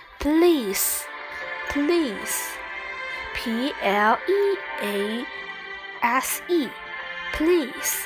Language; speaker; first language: English; non-native, fluent; Chinese